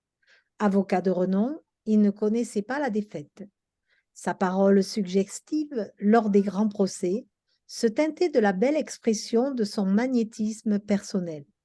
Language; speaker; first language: French; native; French